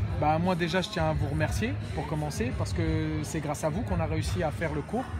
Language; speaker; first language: French; native; French